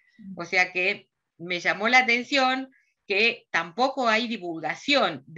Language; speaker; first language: Spanish; native; Spanish